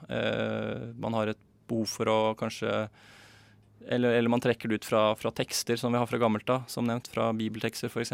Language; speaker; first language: Norwegian; native; Norwegian